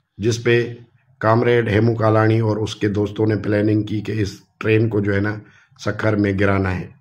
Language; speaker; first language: Urdu; non-native, local second language; Sindhi